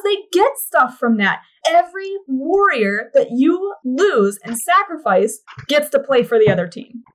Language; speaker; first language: English; native; English